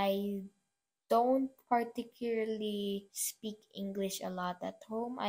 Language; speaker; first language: English; non-native, local second language; Filipino